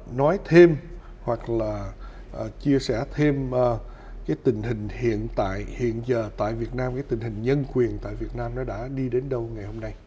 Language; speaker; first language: Vietnamese; native; Vietnamese